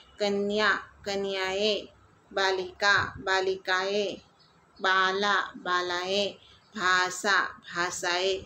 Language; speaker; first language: Hindi; non-native, local second language; Gujarati